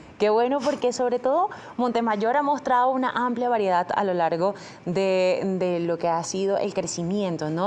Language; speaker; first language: Spanish; native; Spanish